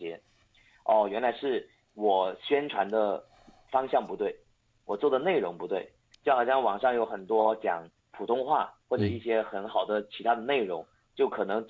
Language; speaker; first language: Chinese; non-native, local second language; Hakka Chinese